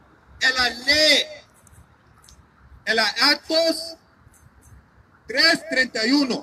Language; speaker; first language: Spanish; non-native, learner; English